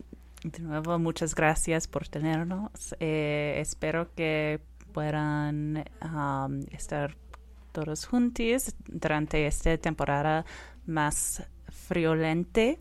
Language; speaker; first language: Spanish; non-native, fluent; English